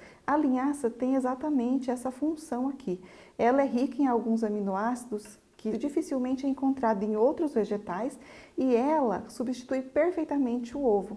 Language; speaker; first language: Portuguese; native; Portuguese